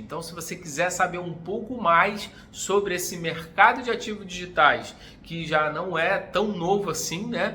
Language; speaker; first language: Portuguese; native; Portuguese